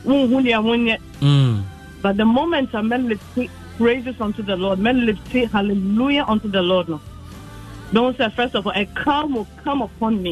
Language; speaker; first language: English; non-native, local second language; Akan